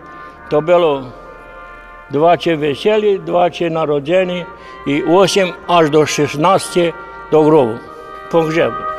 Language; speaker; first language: Polish; early bilingual, heritage; Polish